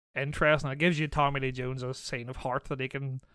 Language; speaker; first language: English; native; English